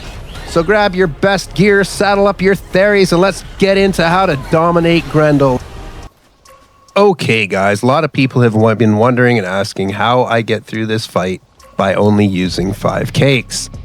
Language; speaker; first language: English; native; English